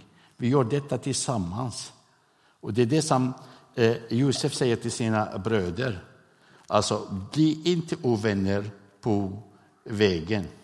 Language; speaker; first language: Swedish; non-native, fluent; Arabic